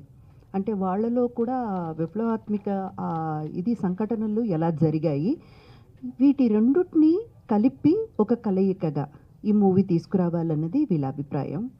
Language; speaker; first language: Telugu; native; Telugu